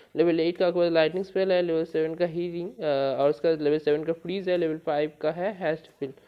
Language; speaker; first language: Hindi; non-native, local second language; Bangla